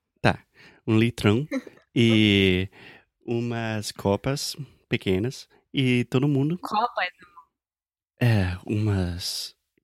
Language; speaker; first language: Portuguese; non-native, fluent; English